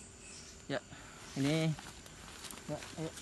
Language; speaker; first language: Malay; non-native, local second language; Javanese